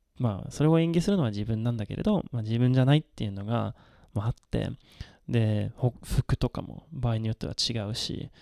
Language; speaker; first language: Japanese; non-native, fluent; Swedish